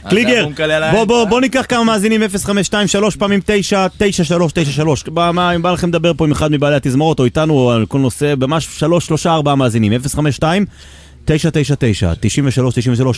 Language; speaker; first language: Hebrew; native; Hebrew